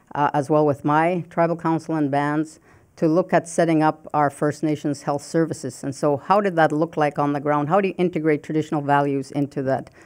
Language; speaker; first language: English; non-native, fluent; Cree